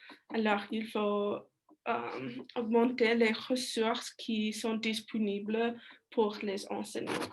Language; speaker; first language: French; non-native, learner; English